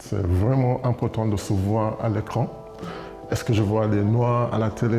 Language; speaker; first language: French; non-native, fluent; English